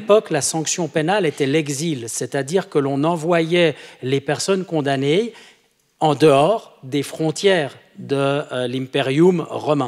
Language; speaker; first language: French; native; French